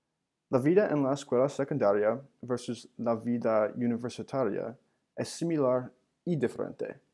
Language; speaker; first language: Spanish; non-native, learner; English